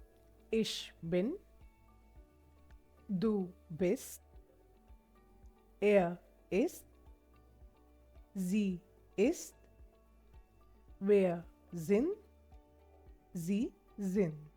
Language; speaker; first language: German; non-native, fluent; Hindi